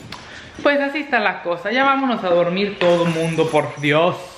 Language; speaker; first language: Spanish; native; Spanish